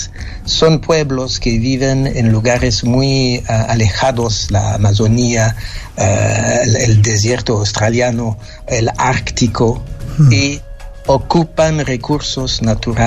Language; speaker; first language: Spanish; non-native, fluent; French